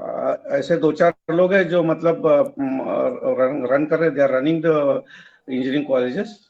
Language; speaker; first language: Hindi; native; Hindi